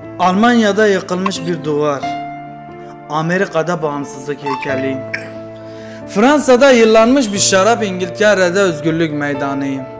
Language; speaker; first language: Turkish; native; Turkish